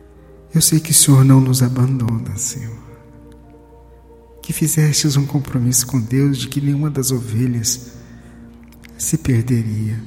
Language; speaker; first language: Portuguese; native; Portuguese